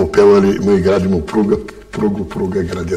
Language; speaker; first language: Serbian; early bilingual, heritage; Bulgarian